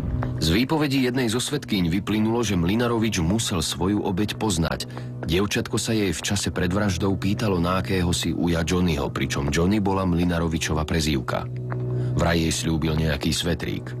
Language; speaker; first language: Slovak; native; Slovak